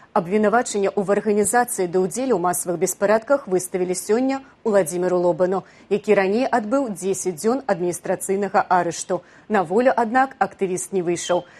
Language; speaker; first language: Belarusian; native; Belarusian